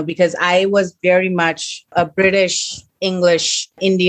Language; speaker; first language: English; non-native, local second language; Hindi